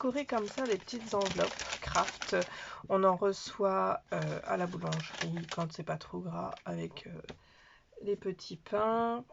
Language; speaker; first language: French; native; French